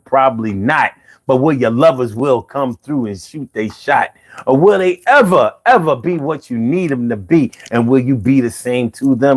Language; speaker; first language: English; native; English